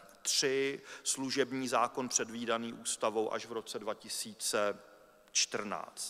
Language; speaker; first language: Czech; native; Czech